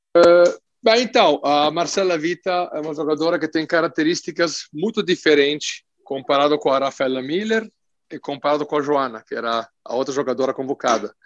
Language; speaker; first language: Portuguese; non-native, fluent; Italian